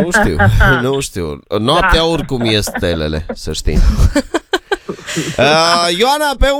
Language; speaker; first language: Romanian; native; Romanian